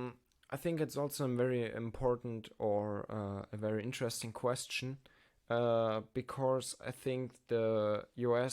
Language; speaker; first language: English; non-native, learner; German